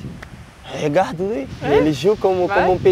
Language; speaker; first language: French; non-native, learner; Portuguese